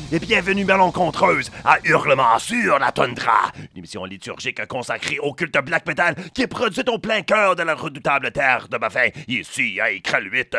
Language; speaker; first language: French; native; French